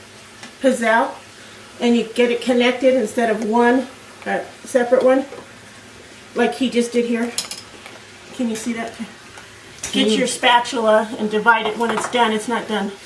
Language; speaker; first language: English; native; English